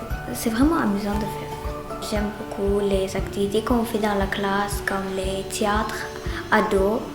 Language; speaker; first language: French; non-native, learner; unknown